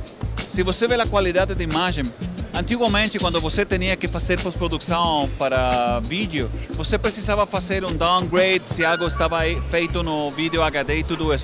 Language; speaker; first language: Portuguese; non-native, learner; Spanish